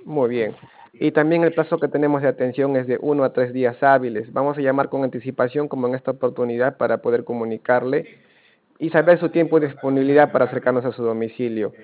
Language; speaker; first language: Spanish; native; Spanish